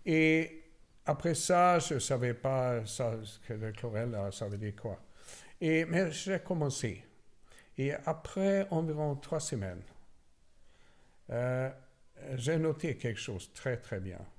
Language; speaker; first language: French; non-native, learner; Swedish